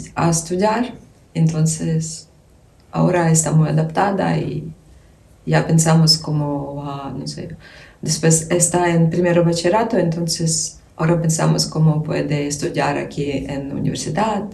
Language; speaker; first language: Spanish; non-native, fluent; Ukrainian